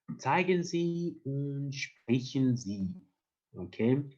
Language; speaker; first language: German; non-native, learner; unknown